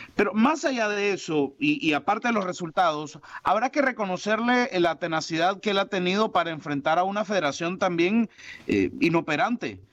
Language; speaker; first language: Spanish; native; Spanish